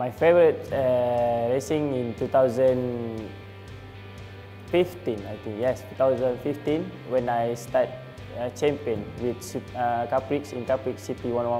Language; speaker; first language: English; non-native, learner; Malay